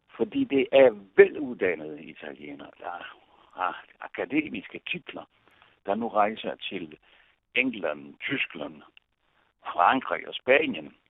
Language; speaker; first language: Danish; non-native, fluent; Italian